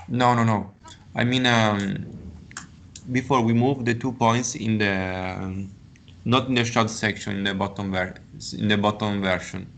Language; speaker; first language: English; non-native, learner; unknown